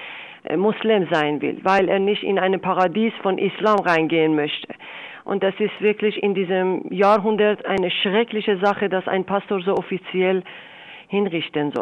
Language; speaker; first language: German; non-native, fluent; Persian